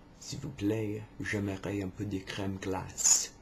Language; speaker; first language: French; non-native, learner; English